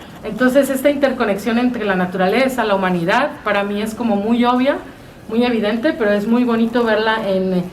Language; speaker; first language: Spanish; native; Spanish